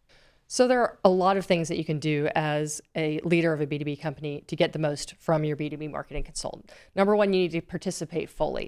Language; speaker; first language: English; native; English